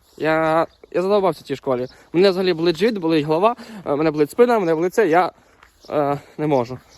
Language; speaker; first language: Ukrainian; native; Ukrainian